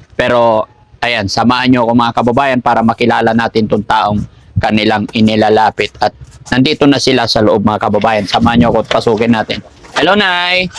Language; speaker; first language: Filipino; native; Filipino